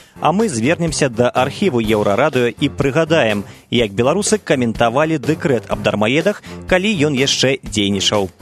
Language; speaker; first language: Belarusian; native; Belarusian